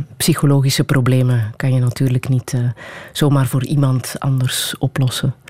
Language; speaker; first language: Dutch; native; Dutch